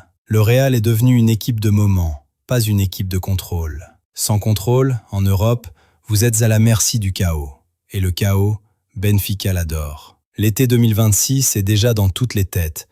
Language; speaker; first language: French; native; French